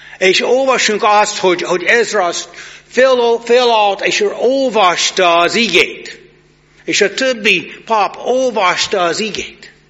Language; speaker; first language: Hungarian; non-native, fluent; English